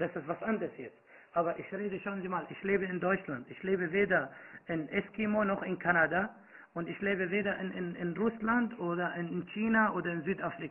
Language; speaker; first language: German; non-native, fluent; Arabic